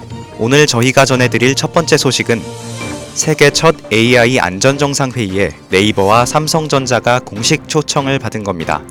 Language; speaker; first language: Korean; native; Korean